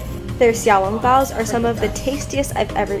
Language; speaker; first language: English; native; English